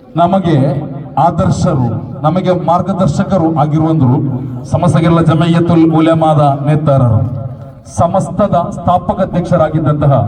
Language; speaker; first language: Kannada; non-native, local second language; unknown